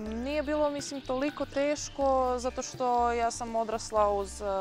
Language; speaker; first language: Croatian; non-native, fluent; Macedonian